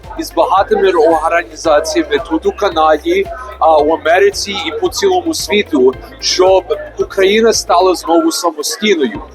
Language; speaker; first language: Ukrainian; early bilingual, heritage; Ukrainian